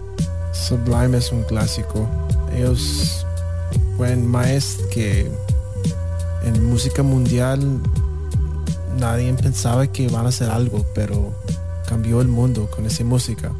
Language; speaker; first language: Spanish; non-native, learner; English